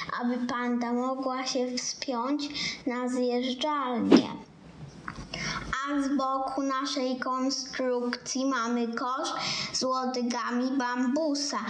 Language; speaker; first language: Polish; native; Polish